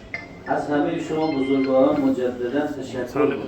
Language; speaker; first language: Persian; native; Persian